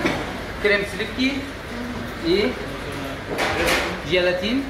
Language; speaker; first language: Russian; non-native, learner; Turkish